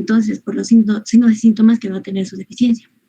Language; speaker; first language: Spanish; native; Spanish